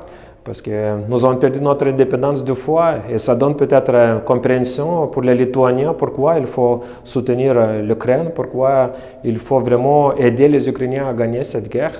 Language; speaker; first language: French; non-native, fluent; Lithuanian